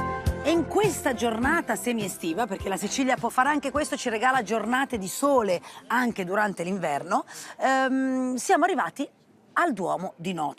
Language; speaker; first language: Italian; native; Italian